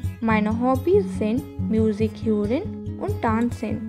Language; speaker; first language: German; non-native, learner; Hindi